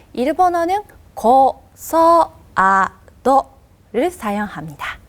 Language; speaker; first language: Korean; non-native, fluent; Japanese